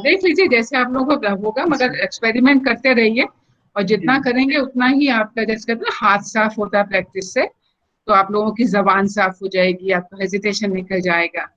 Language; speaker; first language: Hindi; native; Hindi